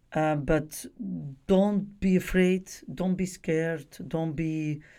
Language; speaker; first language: English; non-native, fluent; Dutch